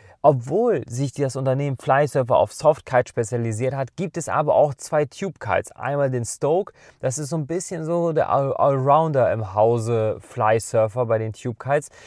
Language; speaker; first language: German; native; German